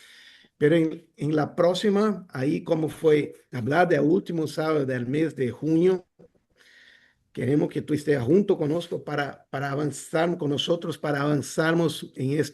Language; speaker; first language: Spanish; non-native, fluent; Portuguese